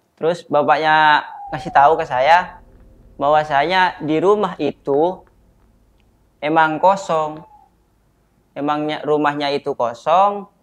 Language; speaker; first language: Indonesian; native; Indonesian